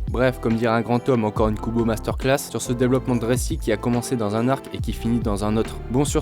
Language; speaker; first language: French; native; French